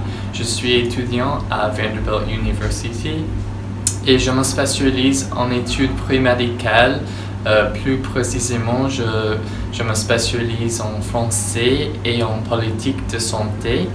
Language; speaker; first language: French; non-native, fluent; English